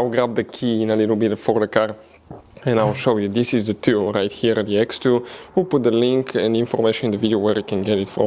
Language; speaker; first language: English; non-native, fluent; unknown